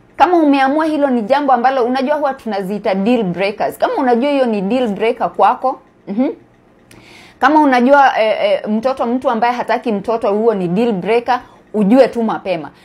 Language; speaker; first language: Swahili; native; Swahili